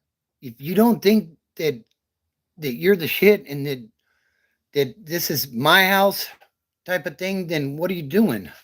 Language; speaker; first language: English; native; English